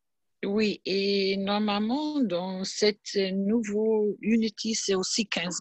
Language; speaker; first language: French; non-native, learner; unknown